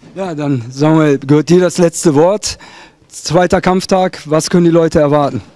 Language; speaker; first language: German; native; German